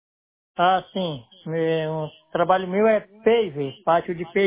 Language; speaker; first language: Spanish; non-native, learner; Portuguese